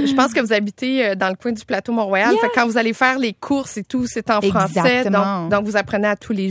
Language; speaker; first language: French; native; French